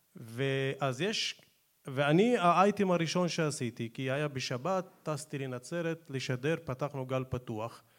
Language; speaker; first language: Hebrew; non-native, local second language; Arabic